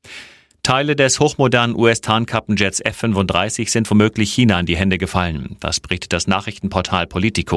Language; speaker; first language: German; native; German